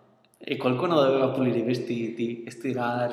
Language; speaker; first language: Italian; non-native, fluent; Spanish